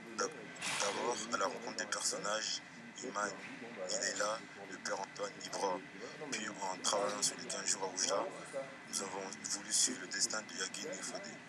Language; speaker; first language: French; native; French